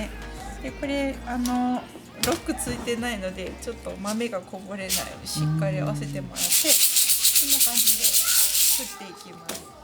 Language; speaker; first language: Japanese; native; Japanese